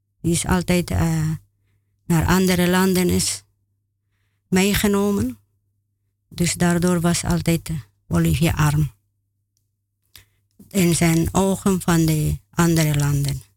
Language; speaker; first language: Dutch; non-native, learner; Spanish